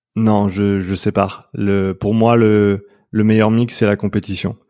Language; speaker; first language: French; native; French